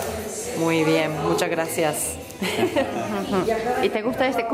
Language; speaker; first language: Spanish; non-native, learner; Japanese